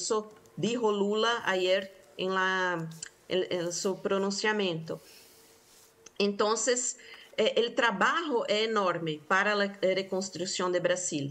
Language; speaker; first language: Spanish; non-native, fluent; Portuguese